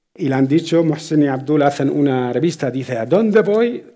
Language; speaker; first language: Spanish; non-native, fluent; Arabic